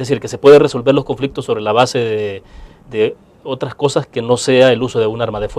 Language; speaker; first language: Spanish; native; Spanish